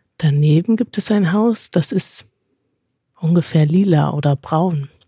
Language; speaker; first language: German; native; German